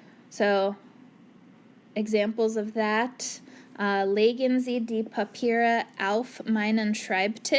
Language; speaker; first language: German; non-native, fluent; English